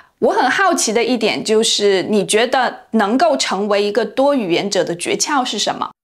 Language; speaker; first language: Chinese; native; Chinese